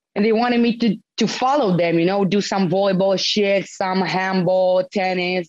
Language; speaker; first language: English; non-native, fluent; Romanian